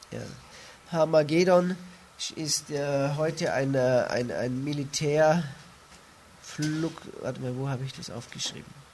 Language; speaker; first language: German; native; German